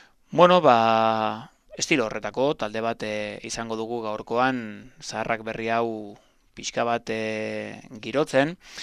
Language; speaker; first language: Basque; native; Basque